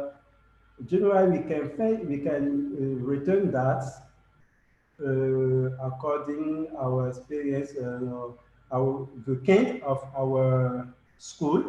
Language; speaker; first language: English; non-native, learner; French